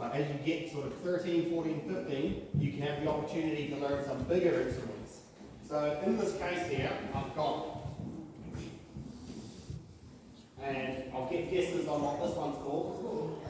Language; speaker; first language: English; native; English